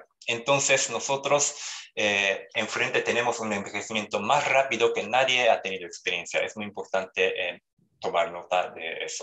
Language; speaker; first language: Spanish; non-native, fluent; Japanese